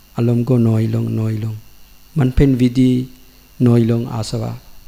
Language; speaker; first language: Thai; non-native, learner; Sinhala